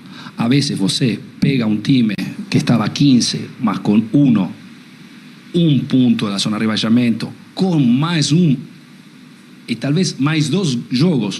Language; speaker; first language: Portuguese; non-native, learner; Spanish